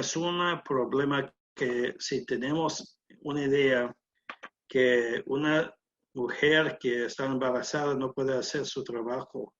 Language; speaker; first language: Spanish; non-native, learner; English